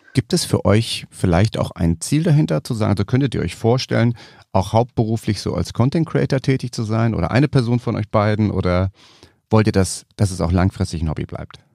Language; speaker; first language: German; native; German